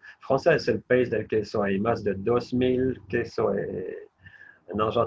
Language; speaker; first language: Spanish; non-native, learner; French